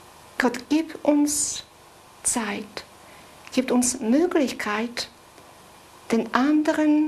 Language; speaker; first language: German; non-native, fluent; Polish